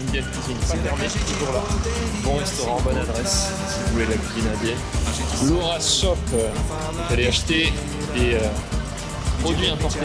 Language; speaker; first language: French; native; French